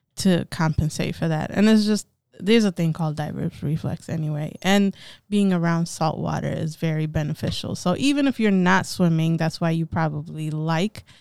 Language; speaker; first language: English; early bilingual, other home language; Amharic